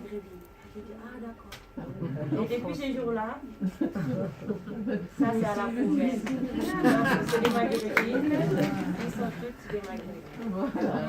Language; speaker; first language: French; non-native, learner; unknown